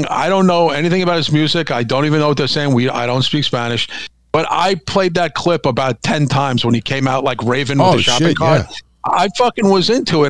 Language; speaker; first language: English; native; English